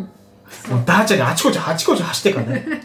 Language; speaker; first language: Japanese; native; Japanese